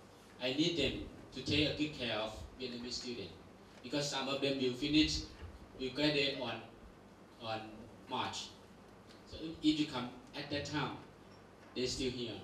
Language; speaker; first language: English; non-native, learner; Thai